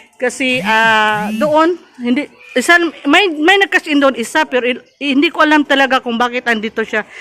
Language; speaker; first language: Filipino; non-native, local second language; Cebuano